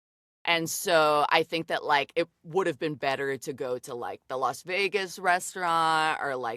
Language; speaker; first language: English; native; English